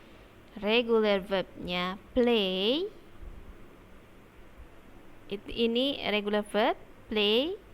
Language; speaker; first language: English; non-native, learner; Indonesian